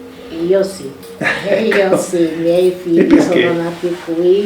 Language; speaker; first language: Italian; non-native, fluent; Arabic